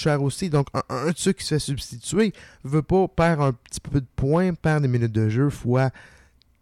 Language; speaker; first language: French; native; French